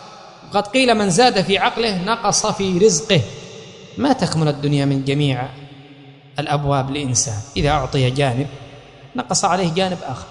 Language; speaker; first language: Arabic; native; Arabic